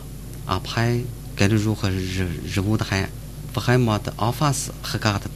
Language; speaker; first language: French; non-native, learner; Chinese